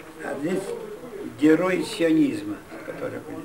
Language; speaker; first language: Russian; non-native, local second language; Yiddish